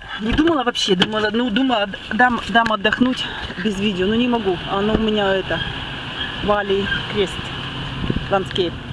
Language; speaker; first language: Russian; native; Russian